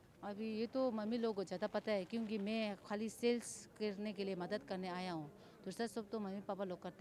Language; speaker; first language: Hindi; non-native, local second language; Tibetan